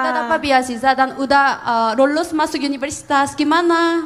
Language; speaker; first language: Indonesian; non-native, fluent; Korean